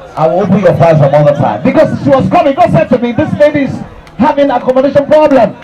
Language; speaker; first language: English; non-native, local second language; Yoruba